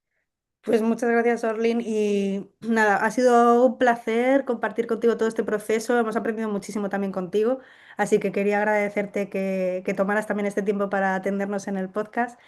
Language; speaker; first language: Spanish; native; Spanish